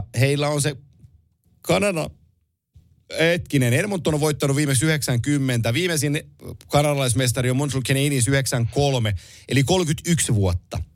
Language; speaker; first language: Finnish; native; Finnish